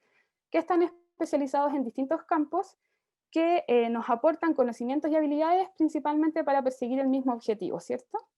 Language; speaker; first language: Spanish; native; Spanish